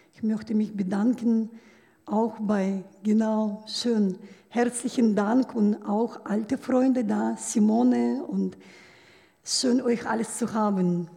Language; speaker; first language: German; non-native, fluent; Russian